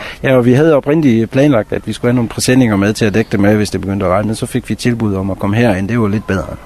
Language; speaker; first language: Danish; native; Danish